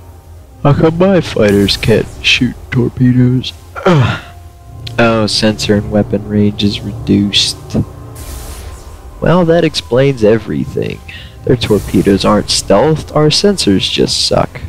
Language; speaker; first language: English; native; English